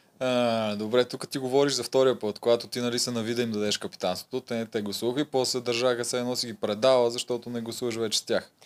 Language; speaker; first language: Bulgarian; native; Bulgarian